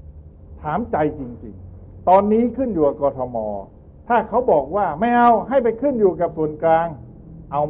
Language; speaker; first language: Thai; native; Thai